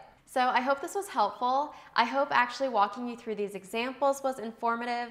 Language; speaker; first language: English; native; English